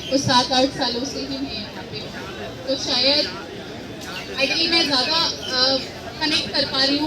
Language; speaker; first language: Hindi; native; Hindi